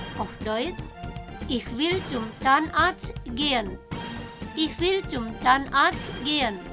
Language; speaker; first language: German; non-native, fluent; Indonesian